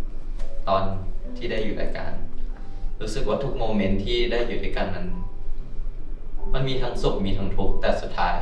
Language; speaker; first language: Thai; native; Thai